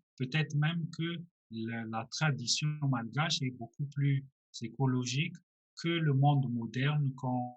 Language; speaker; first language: French; non-native, local second language; Malagasy